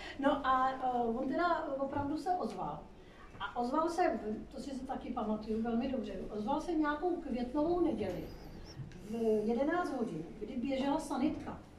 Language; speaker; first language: Czech; non-native, fluent; Hindi